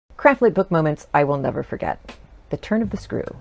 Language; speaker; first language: English; native; English